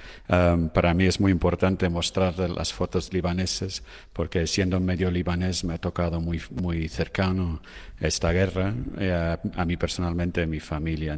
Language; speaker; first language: Spanish; non-native, fluent; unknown